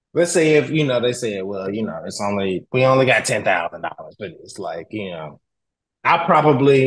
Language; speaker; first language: English; native; English